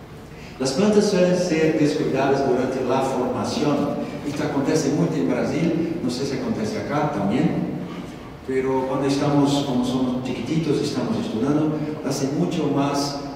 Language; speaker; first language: Spanish; non-native, learner; Portuguese